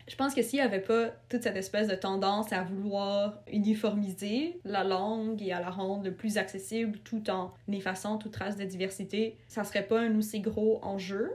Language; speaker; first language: French; early bilingual, other home language; Russian